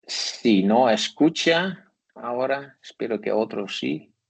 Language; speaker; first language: Spanish; non-native, learner; Dutch